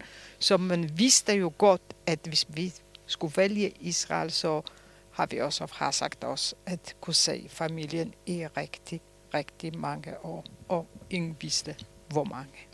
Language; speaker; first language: Danish; non-native, fluent; Polish